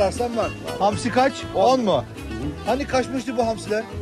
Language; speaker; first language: Turkish; native; Turkish